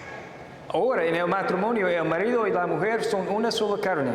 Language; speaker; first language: Spanish; non-native, fluent; English